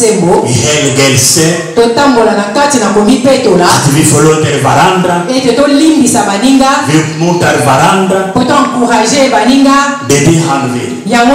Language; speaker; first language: Swedish; non-native, learner; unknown